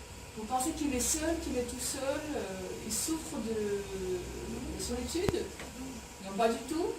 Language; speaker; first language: French; non-native, fluent; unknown